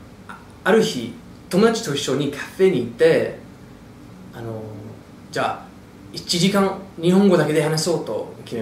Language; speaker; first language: Japanese; non-native, fluent; English